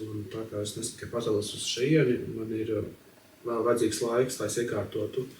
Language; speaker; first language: Latvian; native; Latvian